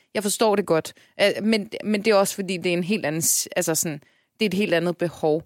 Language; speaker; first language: Danish; early bilingual, other home language; Turkish